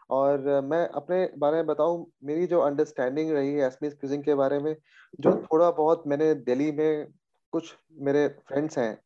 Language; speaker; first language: Hindi; native; Hindi